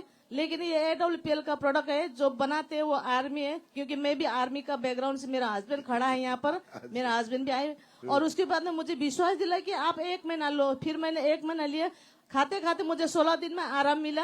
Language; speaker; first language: Hindi; non-native, local second language; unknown